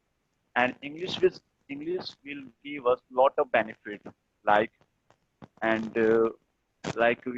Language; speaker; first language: English; non-native, learner; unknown